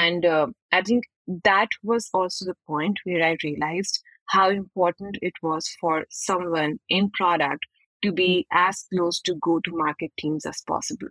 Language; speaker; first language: English; non-native, local second language; Hindi